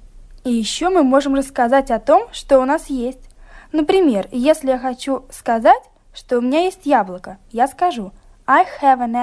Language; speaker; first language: Russian; native; Russian